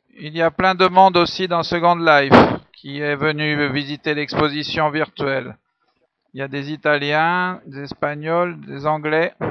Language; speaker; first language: French; native; French